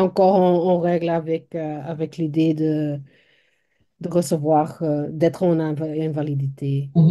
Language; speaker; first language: French; non-native, local second language; Dutch